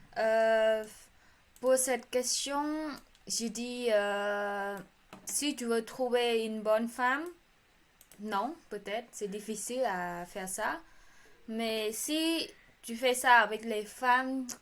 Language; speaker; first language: French; non-native, learner; Khmer